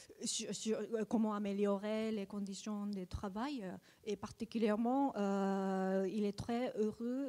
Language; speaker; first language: French; non-native, learner; Japanese